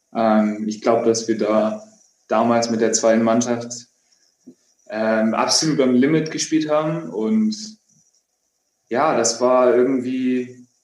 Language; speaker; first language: German; native; German